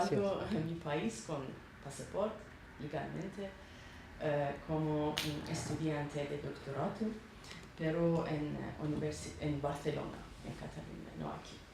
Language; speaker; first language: Spanish; non-native, learner; Persian